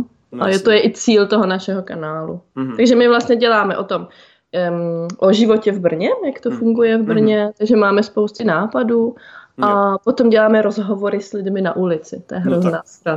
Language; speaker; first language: Czech; native; Czech